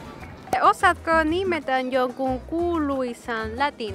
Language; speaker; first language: Finnish; non-native, fluent; Spanish